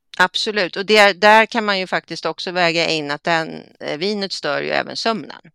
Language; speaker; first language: Swedish; native; Swedish